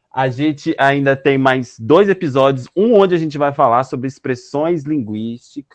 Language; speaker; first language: Portuguese; native; Portuguese